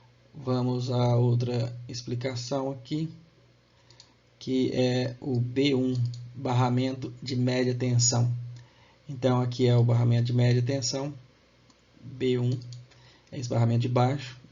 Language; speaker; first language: Portuguese; native; Portuguese